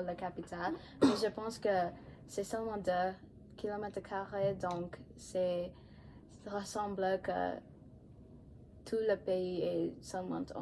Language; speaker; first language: French; non-native, learner; English